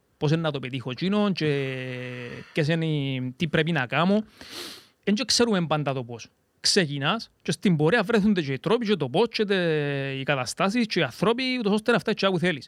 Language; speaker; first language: Greek; native; Greek